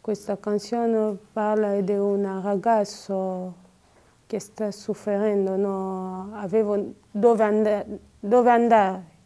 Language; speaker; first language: Italian; non-native, learner; Lingala